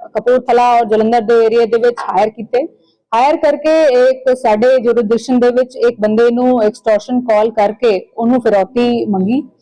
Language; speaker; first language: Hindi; non-native, local second language; Punjabi